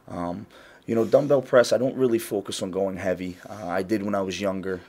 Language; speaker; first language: English; native; English